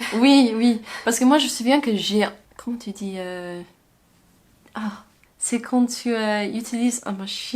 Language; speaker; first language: French; non-native, fluent; English